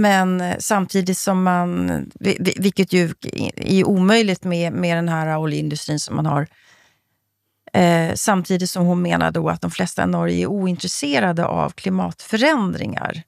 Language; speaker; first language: Swedish; native; Swedish